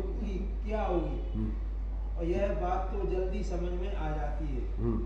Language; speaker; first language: Hindi; native; Hindi